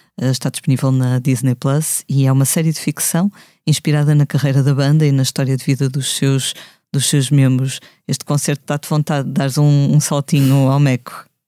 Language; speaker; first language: Portuguese; native; Portuguese